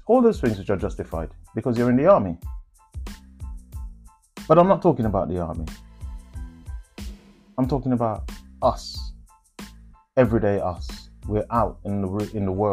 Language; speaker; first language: English; non-native, local second language; Jamaican Creole English